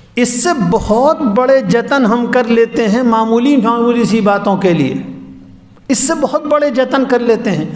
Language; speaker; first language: Urdu; native; Urdu